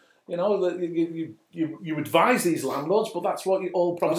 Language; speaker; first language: English; native; English